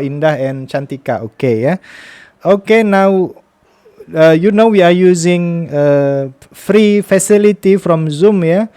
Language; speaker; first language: English; non-native, fluent; Indonesian